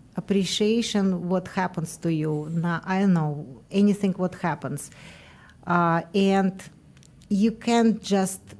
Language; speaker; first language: English; non-native, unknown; Russian